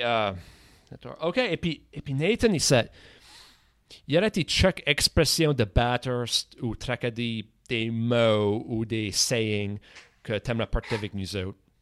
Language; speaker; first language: French; native; French